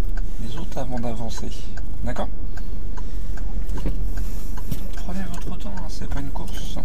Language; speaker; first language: French; native; French